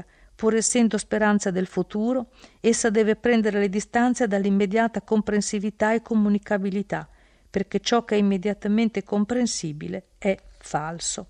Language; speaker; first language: Italian; native; Italian